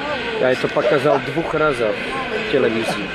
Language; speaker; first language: Russian; non-native, learner; Czech